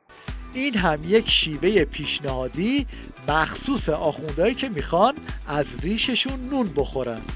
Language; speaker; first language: Persian; native; Persian